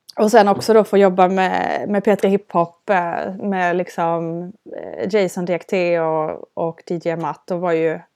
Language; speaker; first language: Swedish; native; Swedish